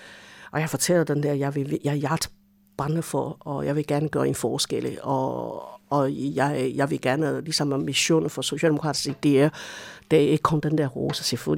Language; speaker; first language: Danish; non-native, fluent; Chinese